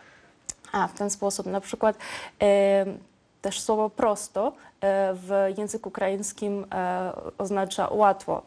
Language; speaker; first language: Polish; non-native, local second language; Ukrainian